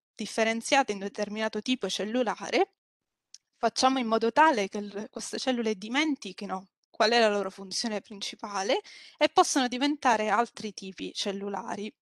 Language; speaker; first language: Italian; native; Italian